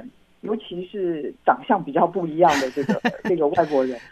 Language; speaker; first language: Chinese; native; Chinese